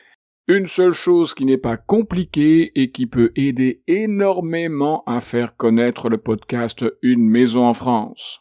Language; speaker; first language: French; native; French